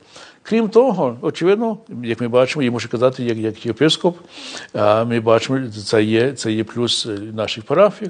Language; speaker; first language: Ukrainian; early bilingual, heritage; English